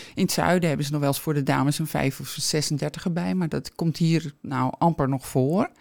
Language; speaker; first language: Dutch; native; Dutch